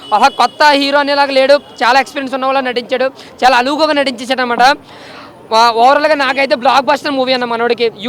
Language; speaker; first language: Telugu; native; Telugu